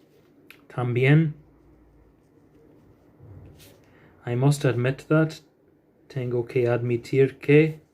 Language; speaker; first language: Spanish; non-native, fluent; English